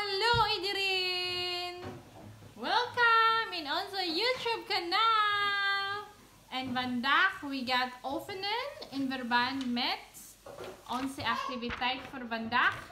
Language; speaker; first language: Dutch; non-native, learner; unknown